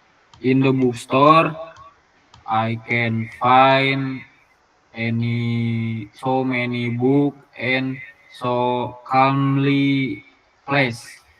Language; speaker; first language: English; non-native, learner; Indonesian